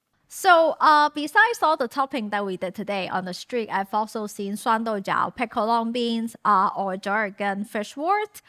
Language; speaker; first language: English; non-native, fluent; Chinese